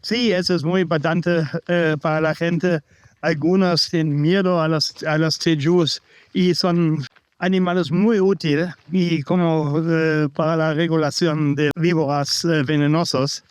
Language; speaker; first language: Spanish; non-native, learner; German